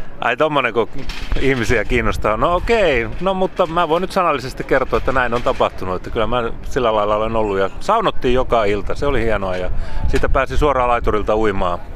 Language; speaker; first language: Finnish; native; Finnish